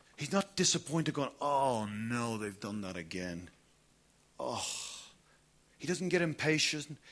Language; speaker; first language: English; native; English